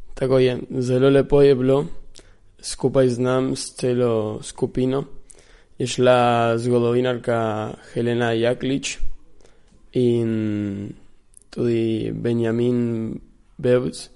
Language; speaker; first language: Slovenian; early bilingual, heritage; Slovenian